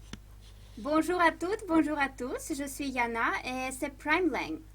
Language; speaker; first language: French; non-native, fluent; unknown